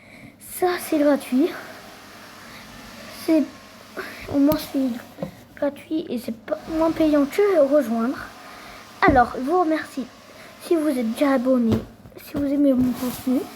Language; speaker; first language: French; native; French